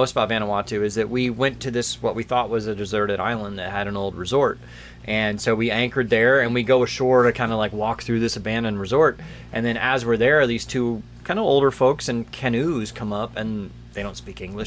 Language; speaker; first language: English; native; English